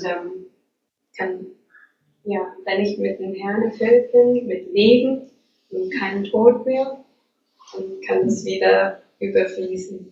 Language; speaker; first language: German; non-native, fluent; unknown